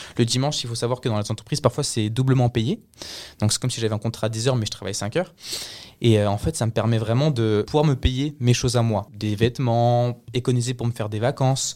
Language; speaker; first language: French; early bilingual, other home language; Spanish